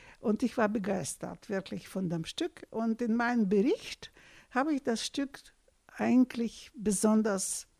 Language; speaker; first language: German; non-native, fluent; Russian